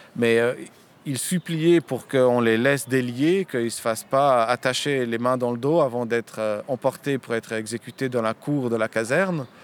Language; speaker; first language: French; early bilingual, other home language; Romanian